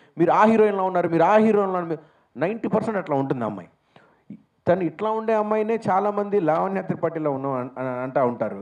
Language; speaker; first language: Telugu; native; Telugu